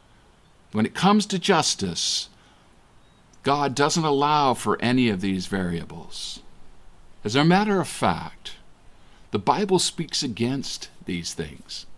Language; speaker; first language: English; native; English